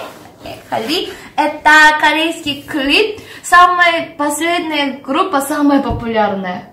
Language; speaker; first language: Russian; non-native, learner; Korean